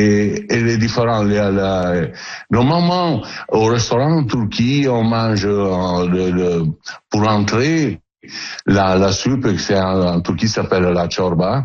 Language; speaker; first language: French; non-native, learner; Italian